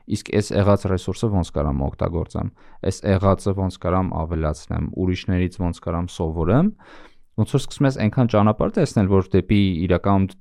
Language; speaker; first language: Armenian; native; Armenian